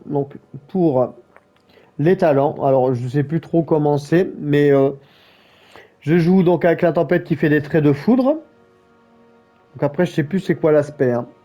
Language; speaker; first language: French; native; French